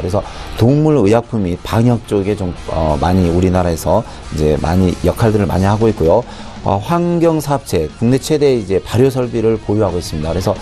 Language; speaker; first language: Korean; native; Korean